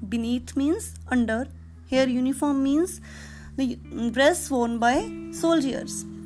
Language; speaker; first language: English; non-native, local second language; Punjabi